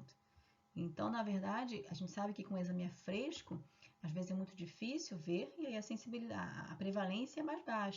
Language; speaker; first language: Portuguese; native; Portuguese